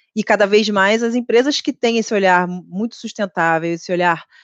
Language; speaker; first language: Portuguese; native; Portuguese